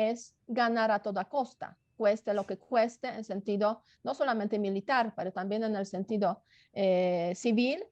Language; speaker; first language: Spanish; non-native, fluent; Polish